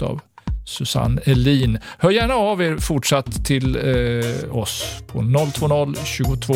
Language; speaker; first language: Swedish; native; Swedish